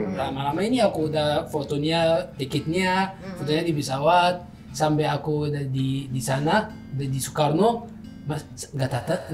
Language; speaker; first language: Indonesian; non-native, learner; Arabic